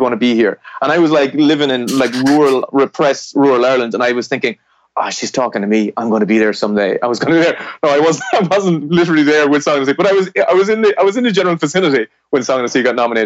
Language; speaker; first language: English; native; English